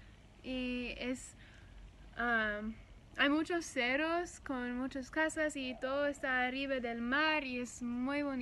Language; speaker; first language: Spanish; non-native, learner; English